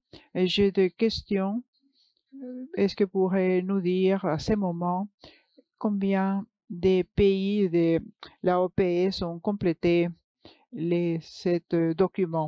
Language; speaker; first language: French; non-native, fluent; English